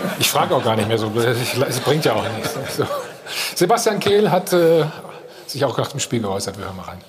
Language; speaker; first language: German; native; German